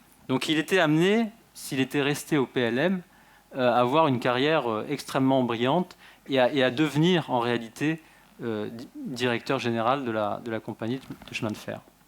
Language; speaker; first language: French; native; French